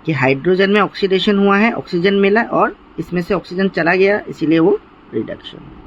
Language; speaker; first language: Hindi; non-native, local second language; Assamese